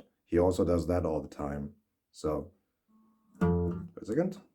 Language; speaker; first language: English; non-native, fluent; German